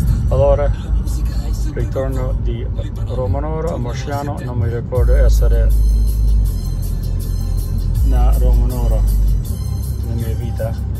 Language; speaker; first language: Italian; non-native, learner; English